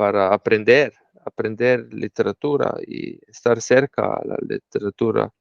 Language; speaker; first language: Spanish; non-native, fluent; Slovenian